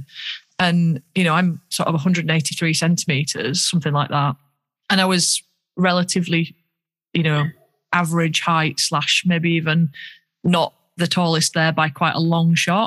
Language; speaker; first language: English; native; English